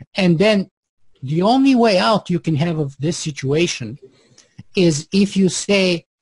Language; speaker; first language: English; non-native, fluent; Bulgarian